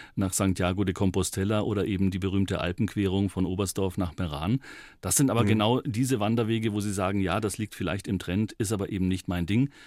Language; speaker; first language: German; native; German